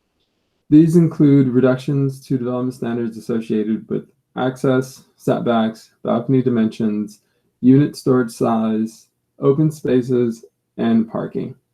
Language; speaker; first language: English; native; English